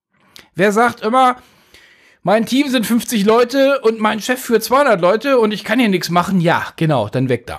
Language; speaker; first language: German; native; German